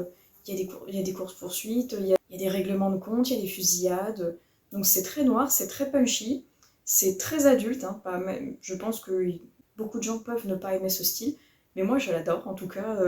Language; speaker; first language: French; native; French